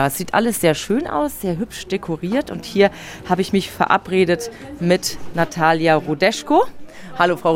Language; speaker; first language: German; native; German